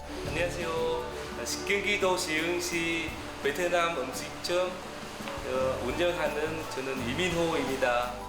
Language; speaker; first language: Korean; non-native, learner; Vietnamese